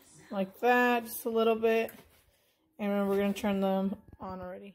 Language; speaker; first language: English; early bilingual, other home language; Spanish